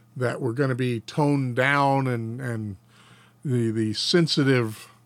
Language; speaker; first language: English; native; English